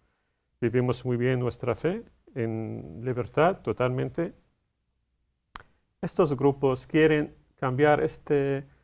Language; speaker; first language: Spanish; non-native, learner; Arabic